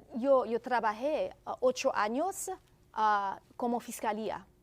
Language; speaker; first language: Spanish; non-native, learner; Haitian Creole